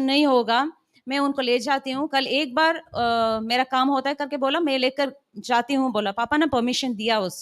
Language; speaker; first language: Hindi; non-native, local second language; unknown